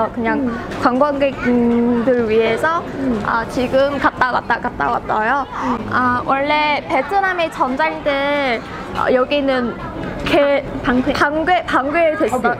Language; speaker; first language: Korean; non-native, learner; Vietnamese